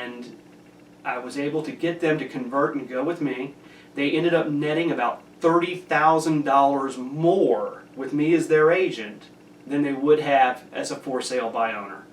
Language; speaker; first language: English; native; English